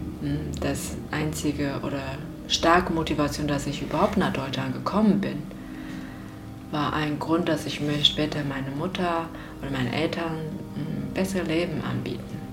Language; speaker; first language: German; non-native, fluent; Chinese